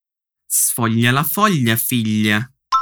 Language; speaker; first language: Italian; non-native, fluent; Portuguese